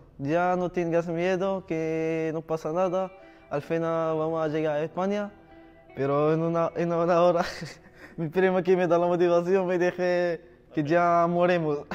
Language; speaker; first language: Spanish; non-native, learner; Arabic